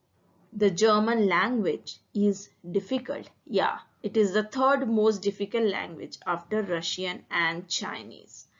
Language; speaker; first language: English; non-native, fluent; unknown